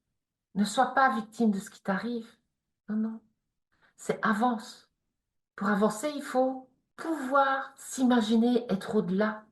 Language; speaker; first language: French; native; French